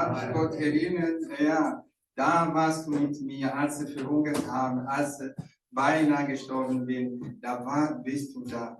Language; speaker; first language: German; non-native, fluent; Rundi